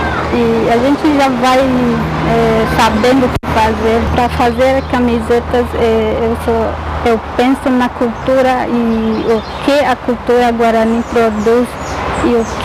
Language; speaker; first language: Portuguese; non-native, local second language; Guarani